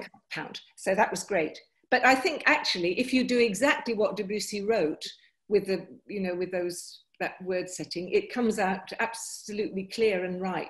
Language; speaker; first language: English; native; English